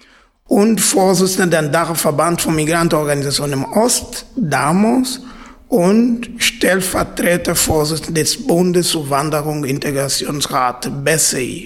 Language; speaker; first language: German; non-native, fluent; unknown